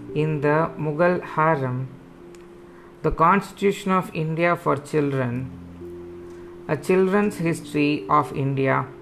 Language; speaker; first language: English; non-native, local second language; Tamil